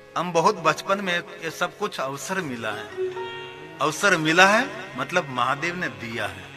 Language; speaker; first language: Hindi; non-native, local second language; Gujarati